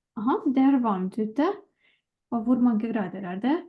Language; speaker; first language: Norwegian; non-native, fluent; Lithuanian